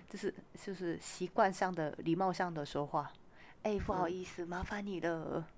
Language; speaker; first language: Chinese; non-native, fluent; Korean